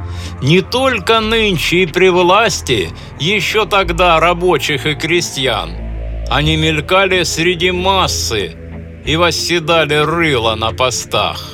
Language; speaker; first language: Russian; native; Russian